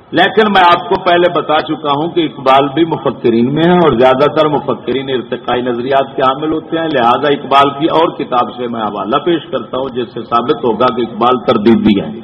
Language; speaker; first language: Urdu; non-native, local second language; Punjabi